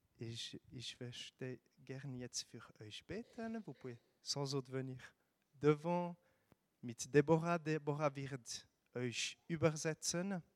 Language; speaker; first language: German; native; German